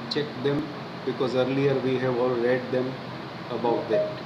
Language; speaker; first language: English; non-native, local second language; Gujarati